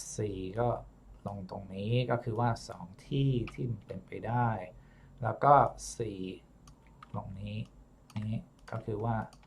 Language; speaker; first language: Thai; non-native, fluent; English